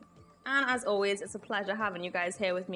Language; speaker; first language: English; native; English